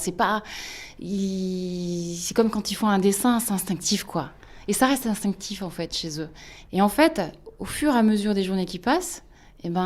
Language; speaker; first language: French; native; French